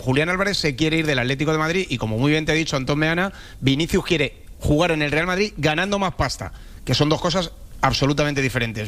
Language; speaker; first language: Spanish; native; Spanish